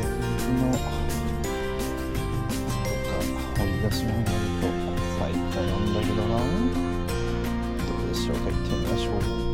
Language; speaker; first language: Japanese; native; Japanese